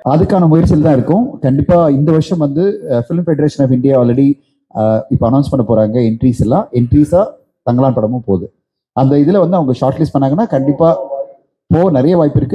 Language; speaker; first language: Tamil; native; Tamil